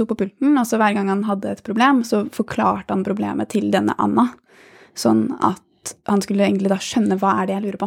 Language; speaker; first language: Norwegian; native; Norwegian